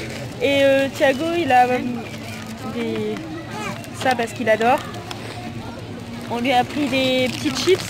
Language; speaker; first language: French; native; French